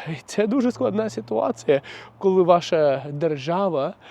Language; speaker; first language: Ukrainian; non-native, local second language; Russian